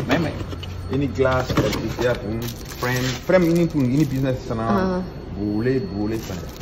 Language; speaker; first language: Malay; non-native, learner; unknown